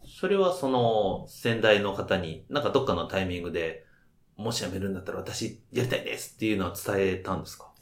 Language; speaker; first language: Japanese; native; Japanese